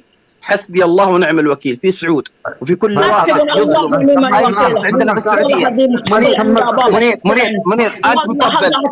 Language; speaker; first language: Arabic; native; Arabic